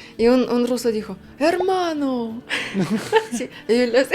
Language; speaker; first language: Spanish; non-native, fluent; Russian